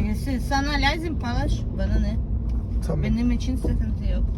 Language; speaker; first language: Turkish; non-native, learner; Russian